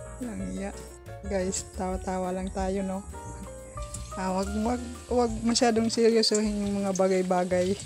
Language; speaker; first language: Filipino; non-native, local second language; Surigaonon